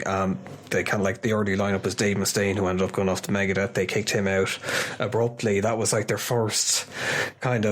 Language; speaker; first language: English; native; English